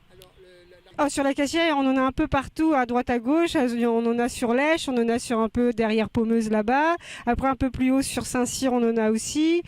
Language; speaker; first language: French; native; French